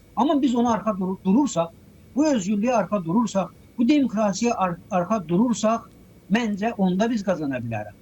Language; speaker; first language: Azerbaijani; native; Azerbaijani